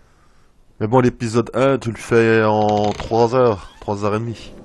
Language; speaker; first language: French; native; French